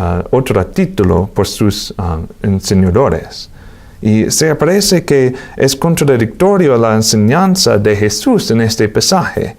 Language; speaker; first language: Spanish; non-native, fluent; English